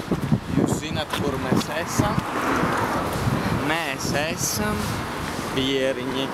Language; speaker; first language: Latvian; non-native, learner; Italian